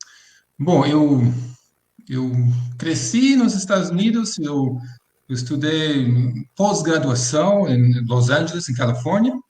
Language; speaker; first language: Portuguese; non-native, fluent; English